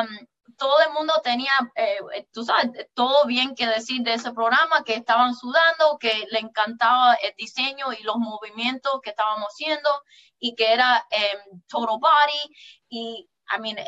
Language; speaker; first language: Spanish; early bilingual, heritage; English